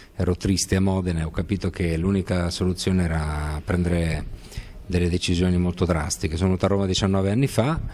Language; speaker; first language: Italian; native; Italian